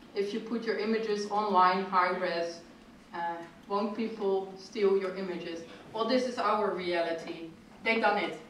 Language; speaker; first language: English; non-native, fluent; Dutch